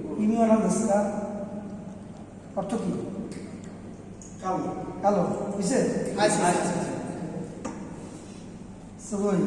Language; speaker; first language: Japanese; non-native, fluent; Bangla